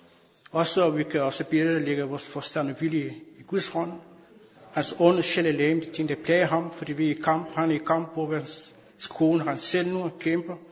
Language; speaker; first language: Danish; non-native, fluent; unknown